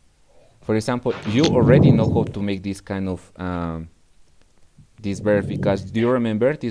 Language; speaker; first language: English; non-native, fluent; Spanish